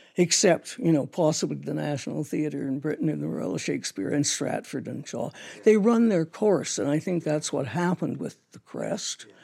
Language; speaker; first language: English; native; English